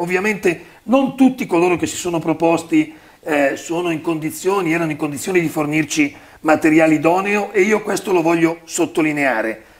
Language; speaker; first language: Italian; native; Italian